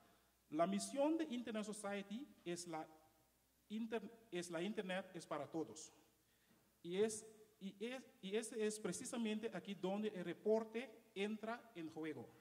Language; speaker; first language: Spanish; non-native, fluent; Papiamento